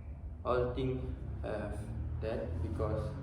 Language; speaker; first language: English; non-native, learner; Malay